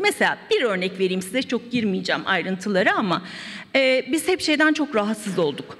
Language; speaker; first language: Turkish; native; Turkish